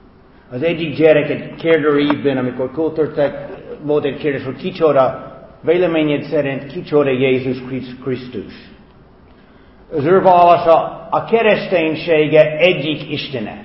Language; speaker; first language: Hungarian; non-native, fluent; English